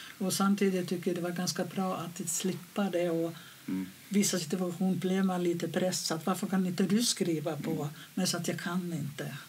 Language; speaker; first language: Swedish; non-native, fluent; Finnish